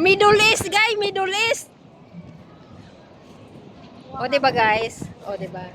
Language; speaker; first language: English; non-native, local second language; Filipino